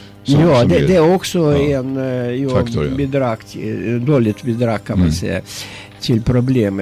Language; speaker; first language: Swedish; non-native, learner; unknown